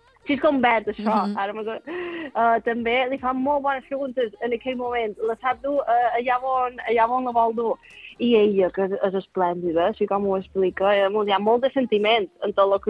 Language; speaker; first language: Catalan; native; Catalan